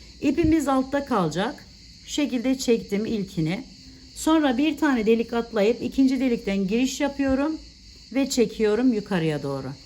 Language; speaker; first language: Turkish; native; Turkish